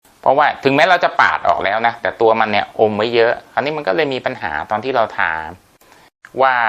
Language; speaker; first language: Thai; native; Thai